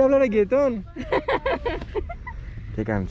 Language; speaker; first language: Spanish; non-native, learner; Greek